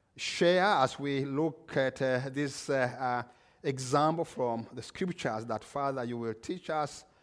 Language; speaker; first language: English; non-native, local second language; Kinyarwanda